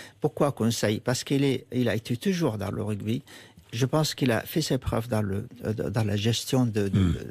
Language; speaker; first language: French; non-native, fluent; Arabic